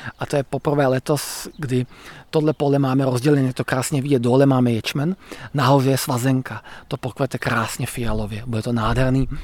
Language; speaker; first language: Czech; native; Czech